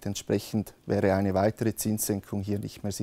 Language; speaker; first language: German; native; German